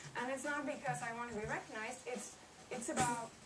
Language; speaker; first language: English; non-native, fluent; Dutch